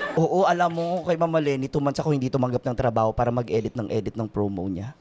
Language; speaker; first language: Filipino; non-native, local second language; Bikol